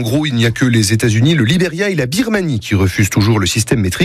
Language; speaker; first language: French; native; French